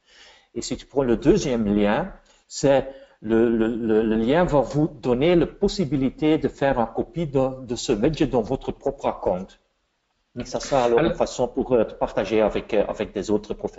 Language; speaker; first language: French; non-native, fluent; Dutch